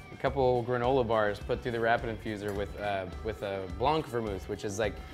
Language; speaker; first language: English; native; English